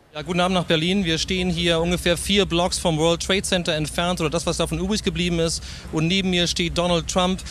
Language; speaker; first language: German; native; German